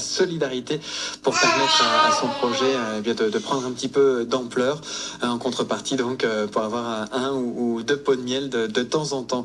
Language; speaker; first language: French; native; French